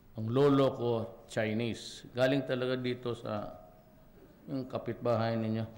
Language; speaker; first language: Filipino; non-native, local second language; Cebuano